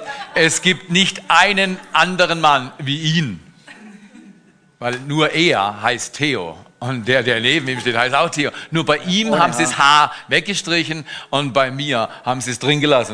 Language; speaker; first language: German; native; German